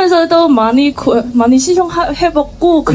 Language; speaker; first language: Korean; non-native, fluent; Cantonese